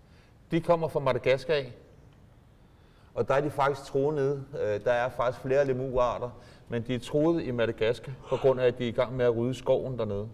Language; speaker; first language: Danish; native; Danish